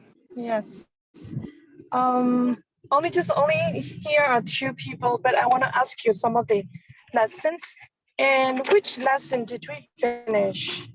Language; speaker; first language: English; non-native, learner; Burmese